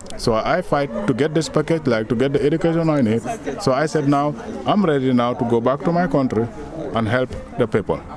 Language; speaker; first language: English; non-native, local second language; Wolof